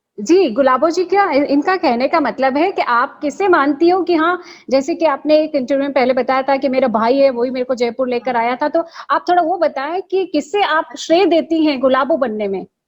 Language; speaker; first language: Hindi; native; Hindi